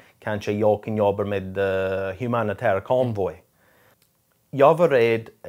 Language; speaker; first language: Swedish; non-native, learner; English